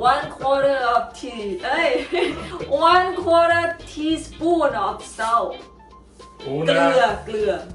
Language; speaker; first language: English; non-native, learner; Thai